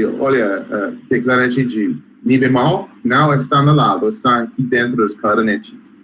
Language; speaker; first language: Portuguese; non-native, fluent; English